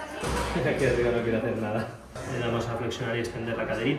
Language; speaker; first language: Spanish; native; Spanish